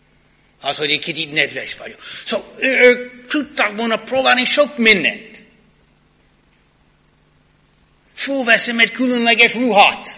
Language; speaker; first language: Hungarian; non-native, learner; English